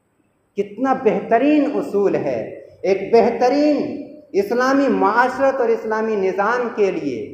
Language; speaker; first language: Urdu; native; Urdu